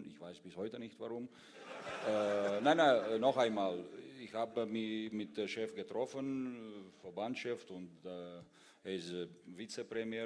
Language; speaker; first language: German; non-native, fluent; Russian